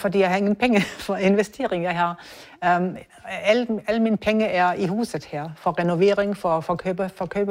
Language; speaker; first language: Danish; non-native, learner; German